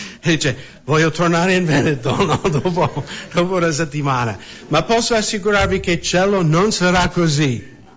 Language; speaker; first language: Italian; non-native, fluent; English